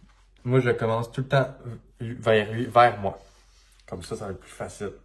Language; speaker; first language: French; native; French